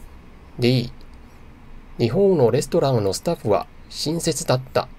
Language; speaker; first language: Japanese; non-native, fluent; Chinese